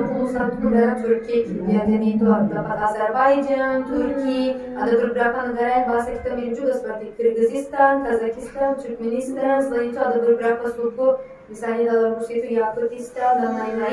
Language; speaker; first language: Indonesian; non-native, fluent; Turkish